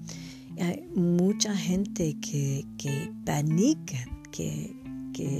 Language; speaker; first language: Spanish; non-native, fluent; English